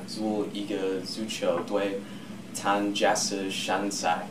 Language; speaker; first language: Chinese; non-native, learner; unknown